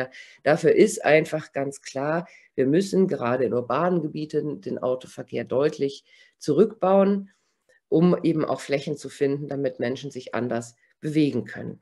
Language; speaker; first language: German; native; German